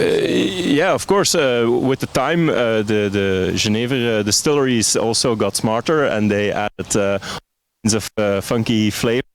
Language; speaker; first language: English; non-native, fluent; Dutch